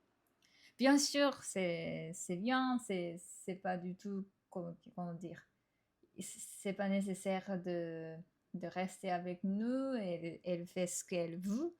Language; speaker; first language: French; non-native, fluent; Japanese